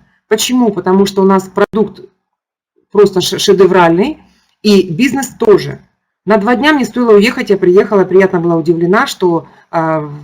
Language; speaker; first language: Russian; native; Russian